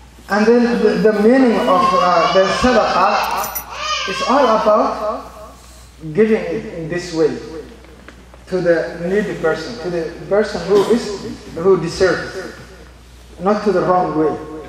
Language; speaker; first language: English; non-native, fluent; Somali